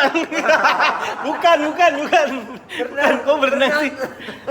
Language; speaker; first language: Indonesian; native; Indonesian